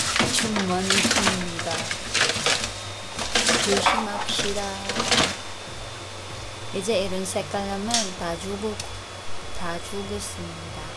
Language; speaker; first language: Korean; non-native, learner; Filipino